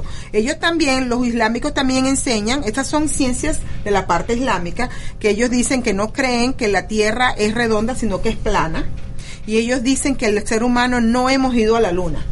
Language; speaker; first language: Spanish; native; Spanish